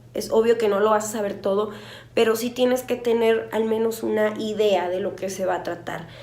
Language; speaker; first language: Spanish; native; Spanish